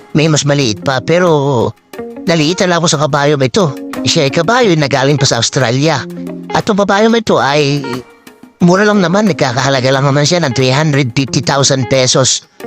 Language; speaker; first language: Filipino; native; Filipino